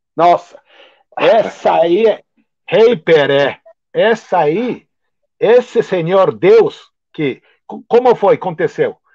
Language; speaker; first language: Portuguese; non-native, fluent; Japanese